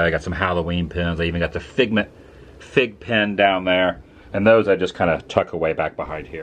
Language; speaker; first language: English; native; English